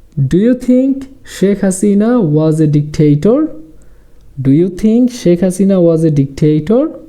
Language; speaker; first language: English; non-native, local second language; Bangla